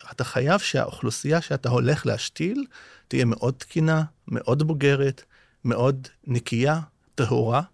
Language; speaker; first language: Hebrew; non-native, local second language; Arabic